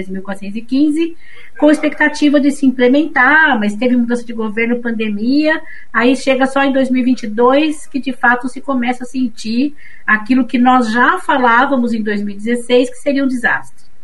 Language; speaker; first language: Portuguese; native; Portuguese